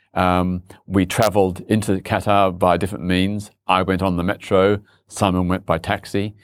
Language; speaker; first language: English; native; English